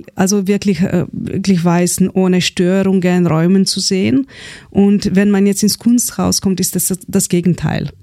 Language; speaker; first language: German; non-native, fluent; Slovenian